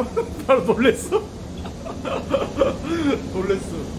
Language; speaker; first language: Korean; native; Korean